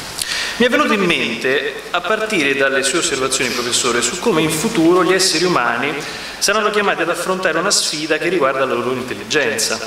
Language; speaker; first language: Italian; native; Italian